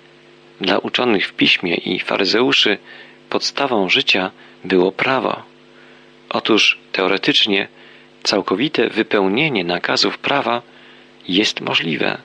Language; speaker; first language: Polish; native; Polish